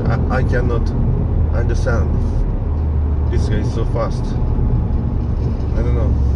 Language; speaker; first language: English; non-native, learner; Japanese